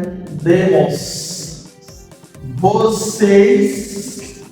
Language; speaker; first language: Portuguese; non-native, fluent; Haitian Creole